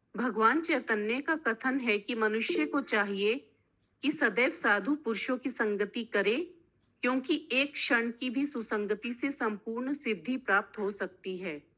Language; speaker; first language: Hindi; native; Hindi